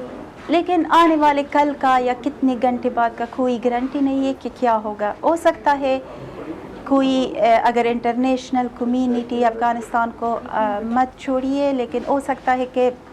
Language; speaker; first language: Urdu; non-native, fluent; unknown